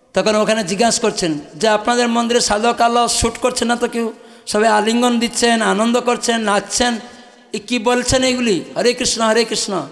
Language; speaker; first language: Bangla; non-native, fluent; Odia